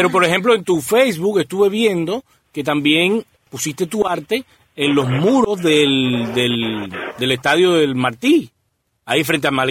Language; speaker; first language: Spanish; native; Spanish